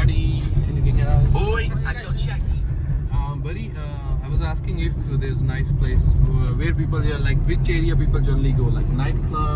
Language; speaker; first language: English; non-native, fluent; Hindi